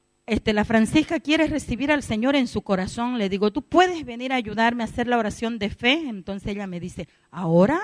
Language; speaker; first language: Spanish; native; Spanish